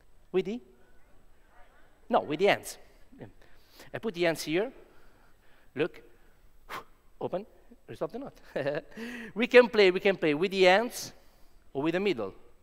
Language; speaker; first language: English; non-native, learner; Italian